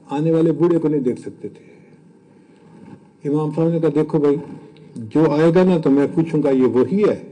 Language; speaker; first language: Urdu; non-native, local second language; Punjabi